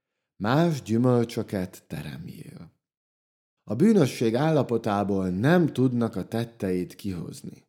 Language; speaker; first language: Hungarian; native; Hungarian